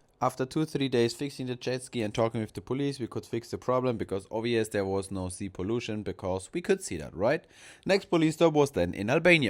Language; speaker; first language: English; non-native, fluent; German